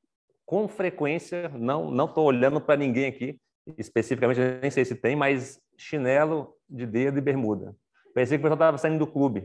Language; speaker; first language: Portuguese; native; Portuguese